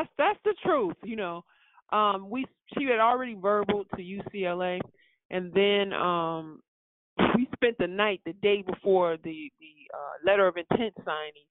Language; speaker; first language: English; native; English